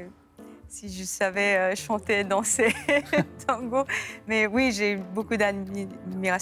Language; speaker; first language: French; non-native, fluent; Korean